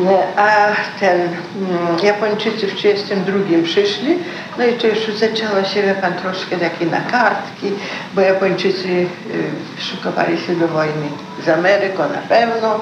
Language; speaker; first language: Polish; early bilingual, heritage; Polish